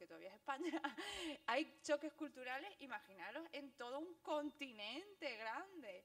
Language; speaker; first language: Spanish; early bilingual, other home language; Chinese